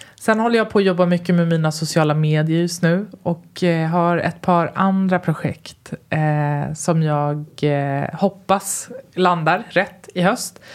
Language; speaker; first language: Swedish; early bilingual, other home language; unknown